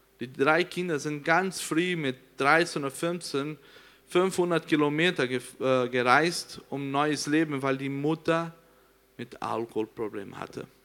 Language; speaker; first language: German; non-native, learner; Portuguese